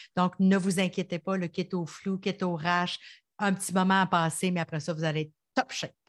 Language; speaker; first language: French; native; French